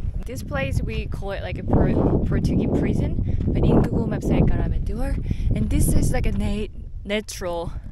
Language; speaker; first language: English; non-native, fluent; Korean